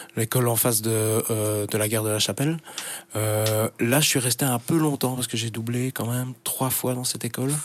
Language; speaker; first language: French; native; French